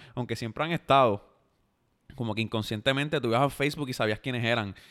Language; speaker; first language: Spanish; native; Spanish